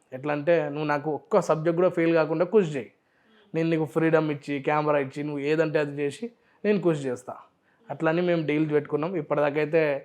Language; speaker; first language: Telugu; non-native, local second language; Urdu